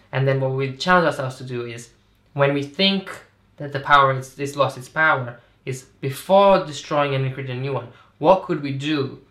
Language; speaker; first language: English; non-native, fluent; Portuguese